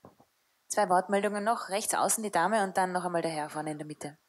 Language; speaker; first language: German; native; German